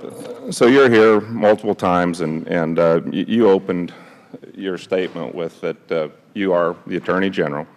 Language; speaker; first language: English; native; English